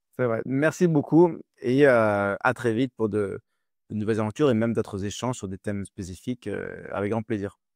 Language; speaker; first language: French; native; French